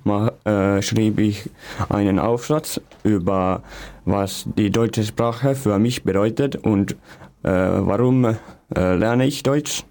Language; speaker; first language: German; non-native, learner; Finnish